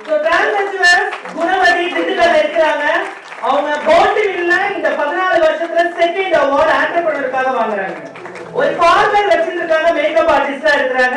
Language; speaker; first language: Tamil; native; Tamil